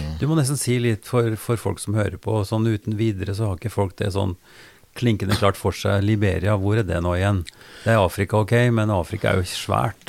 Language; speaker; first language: Norwegian; native; Norwegian